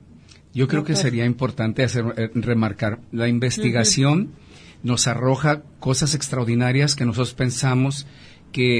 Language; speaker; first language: Spanish; native; Spanish